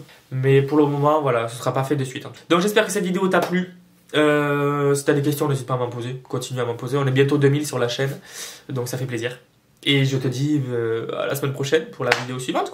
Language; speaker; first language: French; native; French